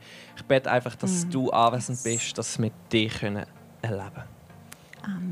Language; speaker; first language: German; native; German